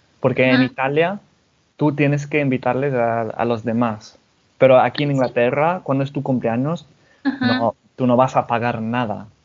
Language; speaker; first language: Spanish; non-native, fluent; English